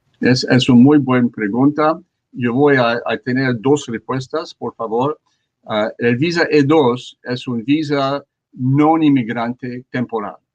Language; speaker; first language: Spanish; non-native, learner; French